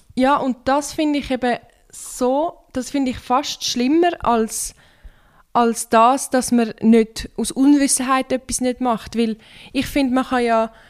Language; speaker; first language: German; non-native, fluent; Turkish